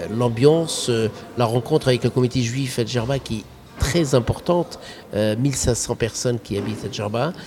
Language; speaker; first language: French; non-native, local second language; Arabic